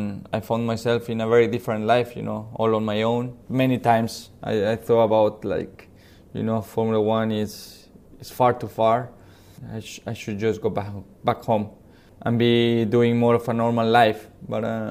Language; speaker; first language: English; non-native, fluent; Spanish